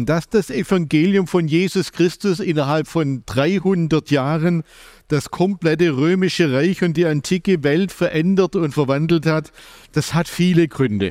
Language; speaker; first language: German; native; German